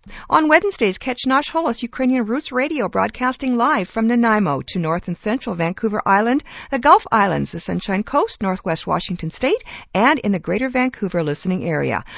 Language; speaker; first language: English; early bilingual, other home language; Ukrainian